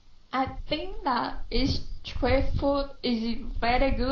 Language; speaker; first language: English; non-native, learner; Vietnamese